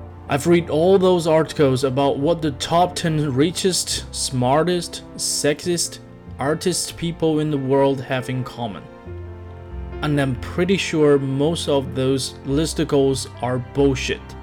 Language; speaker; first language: English; non-native, fluent; Chinese